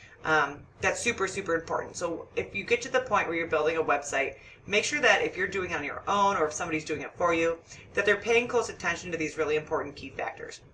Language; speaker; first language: English; native; English